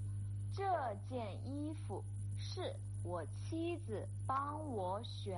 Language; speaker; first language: Chinese; non-native, learner; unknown